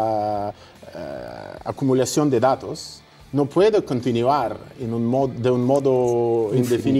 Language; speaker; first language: Spanish; non-native, fluent; Russian